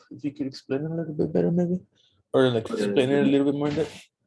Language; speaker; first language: English; native; English